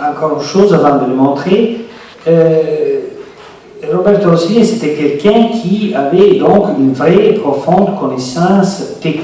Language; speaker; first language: French; non-native, fluent; Italian